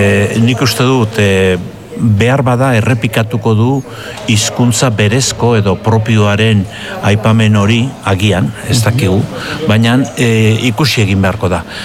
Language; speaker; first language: Basque; native; Basque